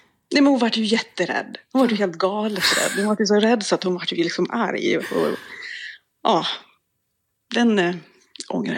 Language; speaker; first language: Swedish; native; Swedish